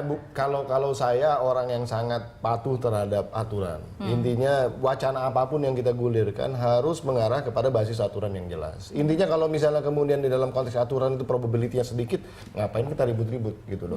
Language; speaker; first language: Indonesian; native; Indonesian